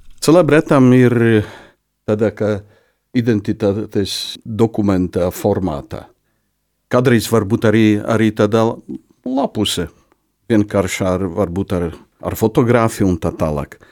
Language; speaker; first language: Latvian; non-native, fluent; Polish